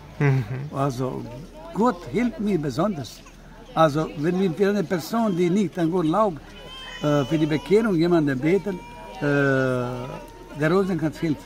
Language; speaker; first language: German; non-native, fluent; Croatian